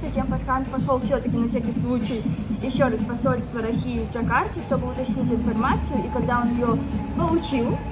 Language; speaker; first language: Russian; native; Russian